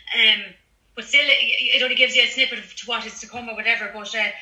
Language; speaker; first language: English; native; English